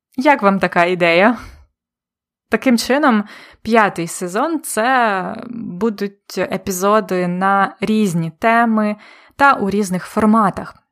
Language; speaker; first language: Ukrainian; native; Ukrainian